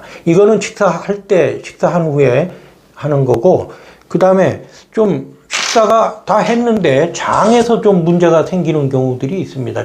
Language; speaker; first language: Korean; native; Korean